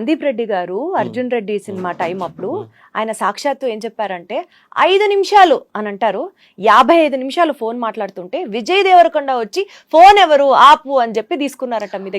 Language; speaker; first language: Telugu; native; Telugu